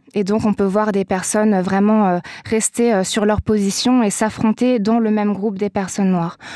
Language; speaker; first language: French; native; French